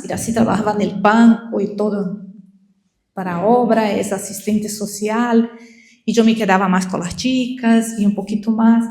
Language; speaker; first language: Spanish; non-native, learner; Portuguese